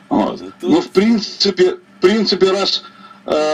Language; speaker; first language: Russian; native; Russian